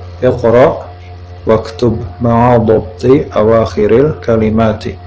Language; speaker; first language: Arabic; non-native, fluent; Indonesian